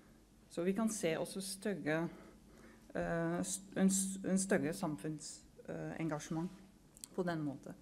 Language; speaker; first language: Norwegian; non-native, fluent; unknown